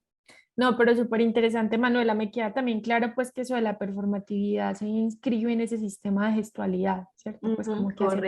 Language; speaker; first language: Spanish; native; Spanish